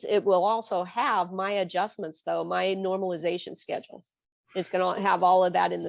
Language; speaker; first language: English; native; English